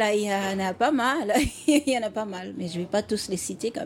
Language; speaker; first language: French; non-native, fluent; Xhosa